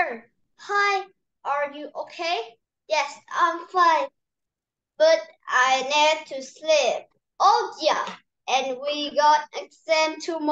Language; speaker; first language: English; non-native, learner; Vietnamese